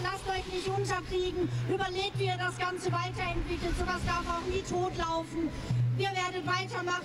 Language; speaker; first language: German; native; German